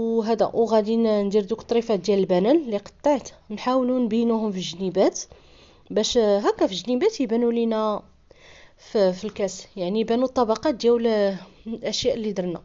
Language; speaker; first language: Arabic; native; Arabic